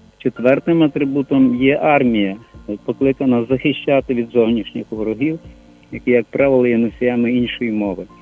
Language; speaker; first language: Ukrainian; native; Ukrainian